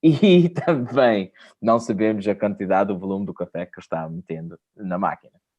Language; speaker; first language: Portuguese; early bilingual, heritage; Portuguese